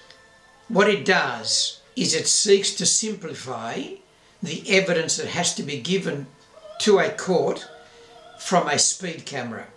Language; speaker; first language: English; native; English